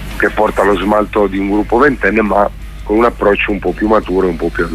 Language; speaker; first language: Italian; native; Italian